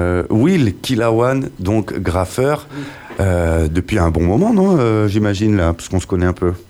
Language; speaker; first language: French; native; French